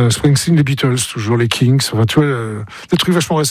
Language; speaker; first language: French; native; French